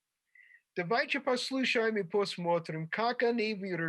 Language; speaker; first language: Russian; non-native, fluent; English